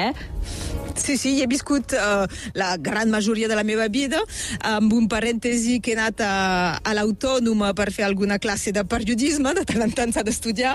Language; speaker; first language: Catalan; native; Catalan